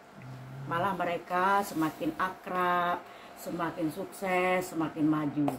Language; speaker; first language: Indonesian; native; Indonesian